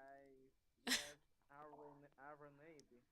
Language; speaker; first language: English; non-native, learner; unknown